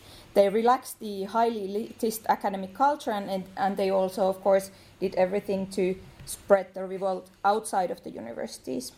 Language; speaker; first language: English; non-native, fluent; Finnish